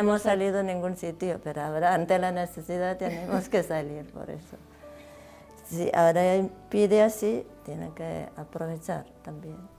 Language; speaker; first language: Spanish; non-native, learner; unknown